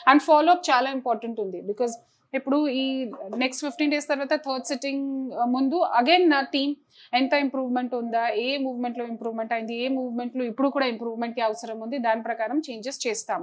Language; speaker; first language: Telugu; non-native, learner; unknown